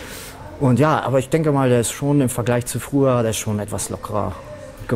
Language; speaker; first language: German; native; German